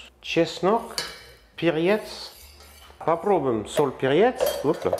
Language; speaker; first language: Russian; non-native, learner; French